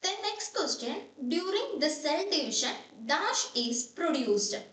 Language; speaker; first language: English; non-native, local second language; Malayalam